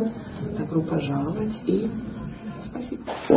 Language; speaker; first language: Russian; non-native, fluent; Lithuanian